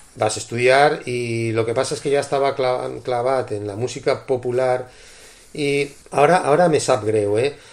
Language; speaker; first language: Spanish; non-native, local second language; Catalan